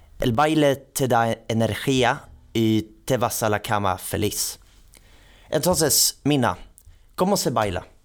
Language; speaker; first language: Spanish; non-native, learner; Swedish